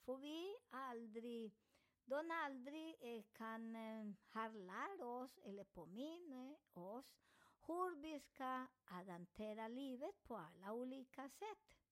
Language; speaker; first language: Swedish; non-native, learner; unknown